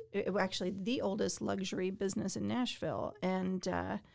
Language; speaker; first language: English; native; English